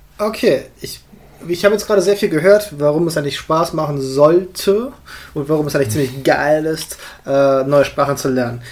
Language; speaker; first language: German; early bilingual, other home language; Russian